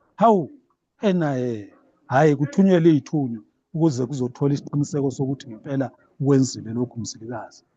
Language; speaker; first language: Zulu; native; Zulu